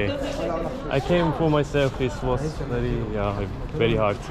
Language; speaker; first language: English; non-native, learner; Korean